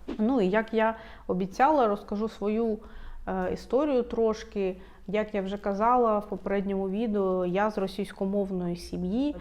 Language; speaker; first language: Ukrainian; non-native, local second language; Russian